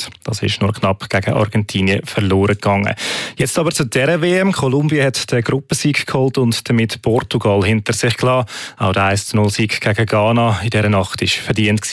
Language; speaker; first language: German; native; German